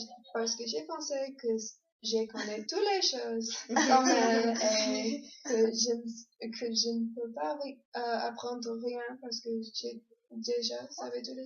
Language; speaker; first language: French; non-native, learner; English